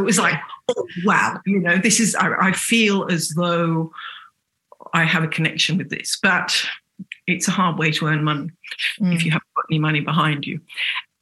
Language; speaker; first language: English; native; English